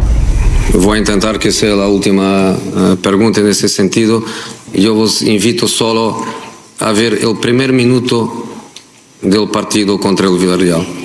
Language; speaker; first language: Spanish; non-native, fluent; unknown